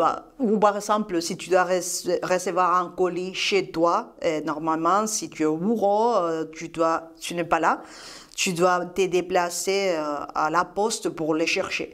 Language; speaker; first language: French; non-native, fluent; Spanish